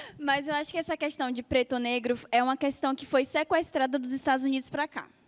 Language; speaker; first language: Portuguese; native; Portuguese